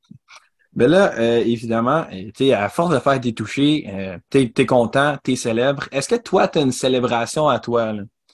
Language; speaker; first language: French; native; French